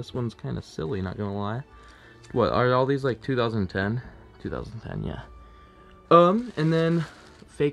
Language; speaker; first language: English; native; English